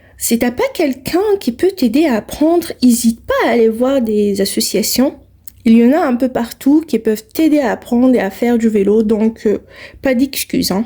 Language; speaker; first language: French; non-native, local second language; Arabic